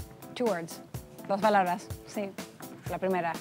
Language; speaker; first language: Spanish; early bilingual, heritage; Spanish